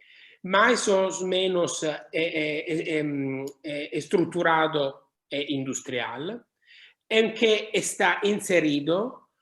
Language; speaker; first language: Portuguese; non-native, learner; Italian